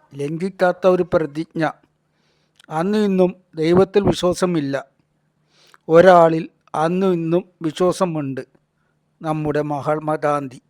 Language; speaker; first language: Malayalam; native; Malayalam